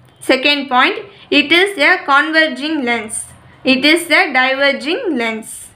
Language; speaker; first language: English; non-native, local second language; Tamil